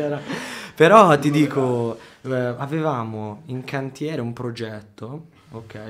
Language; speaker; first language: Italian; native; Italian